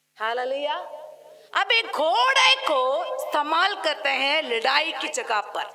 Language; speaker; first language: Hindi; non-native, local second language; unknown